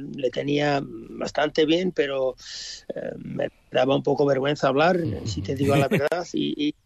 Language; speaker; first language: Spanish; early bilingual, heritage; English